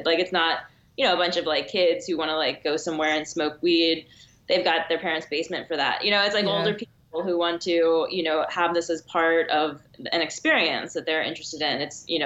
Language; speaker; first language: English; native; English